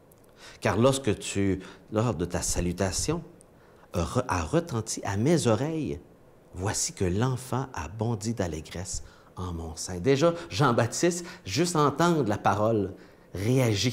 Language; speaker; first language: French; native; French